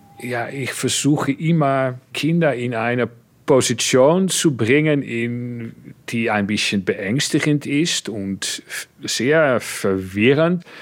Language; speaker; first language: German; non-native, fluent; Dutch